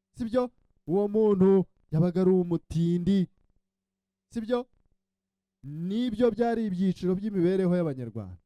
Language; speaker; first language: Kinyarwanda; early bilingual, heritage; Kinyarwanda